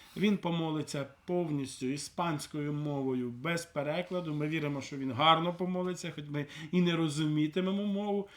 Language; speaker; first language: Ukrainian; native; Ukrainian